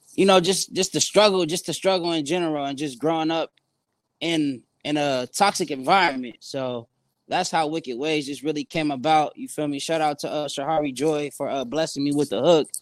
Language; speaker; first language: English; native; English